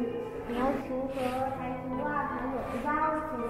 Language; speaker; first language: Chinese; non-native, learner; Vietnamese